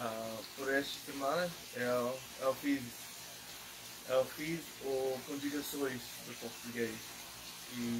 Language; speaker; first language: Portuguese; non-native, learner; English